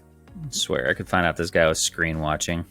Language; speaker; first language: English; native; English